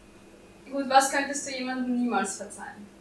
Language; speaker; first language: German; native; German